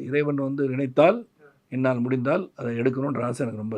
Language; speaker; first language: Tamil; native; Tamil